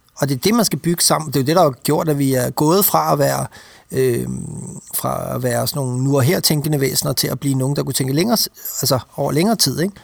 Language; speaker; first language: Danish; native; Danish